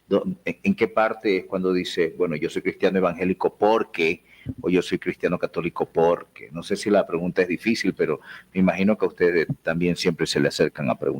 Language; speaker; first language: Spanish; native; Spanish